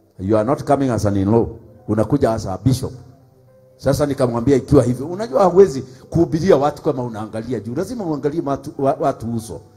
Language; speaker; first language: Swahili; non-native, local second language; Kikuyu